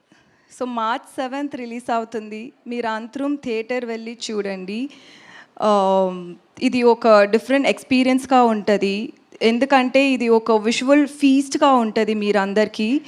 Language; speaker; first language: Telugu; non-native, learner; Tamil